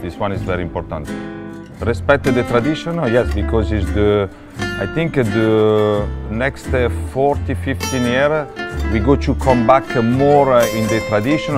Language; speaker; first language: English; non-native, learner; Italian